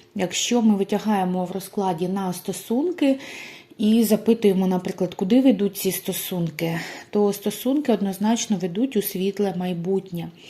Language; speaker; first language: Ukrainian; non-native, local second language; Russian